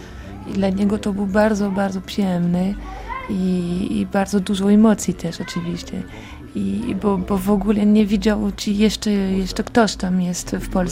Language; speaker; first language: Polish; non-native, learner; French